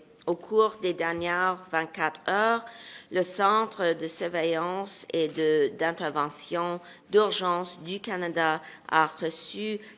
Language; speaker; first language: French; non-native, local second language; English